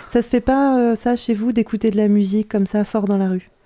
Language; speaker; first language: French; native; French